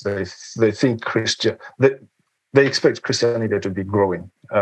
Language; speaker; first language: English; non-native, local second language; Nyanja